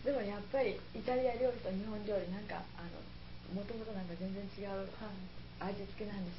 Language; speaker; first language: Japanese; native; Japanese